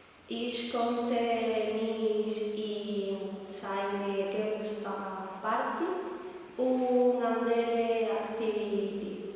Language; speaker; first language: German; non-native, learner; Spanish